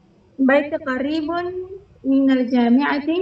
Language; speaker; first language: Arabic; non-native, learner; Indonesian